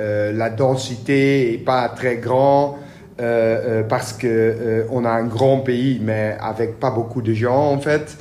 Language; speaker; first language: French; non-native, learner; Dutch